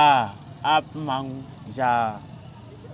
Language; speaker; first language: Portuguese; non-native, learner; Vietnamese